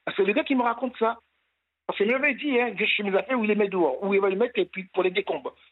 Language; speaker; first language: French; native; French